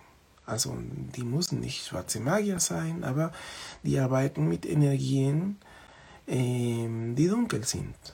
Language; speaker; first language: German; non-native, fluent; Spanish